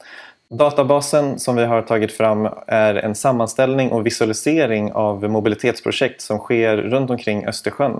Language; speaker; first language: Swedish; native; Swedish